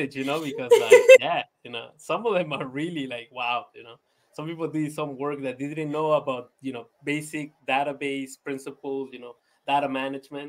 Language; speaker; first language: English; non-native, fluent; Spanish